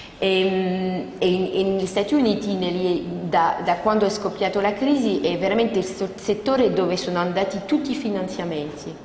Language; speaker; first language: Italian; non-native, fluent; French